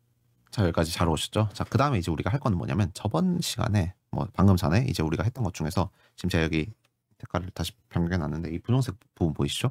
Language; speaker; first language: Korean; native; Korean